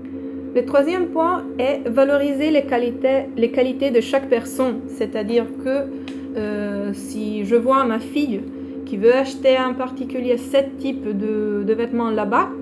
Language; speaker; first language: French; non-native, fluent; Italian